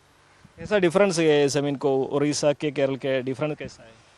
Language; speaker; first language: Hindi; non-native, local second language; Malayalam